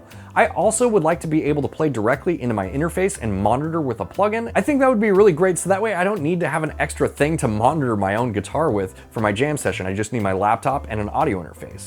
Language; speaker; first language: English; native; English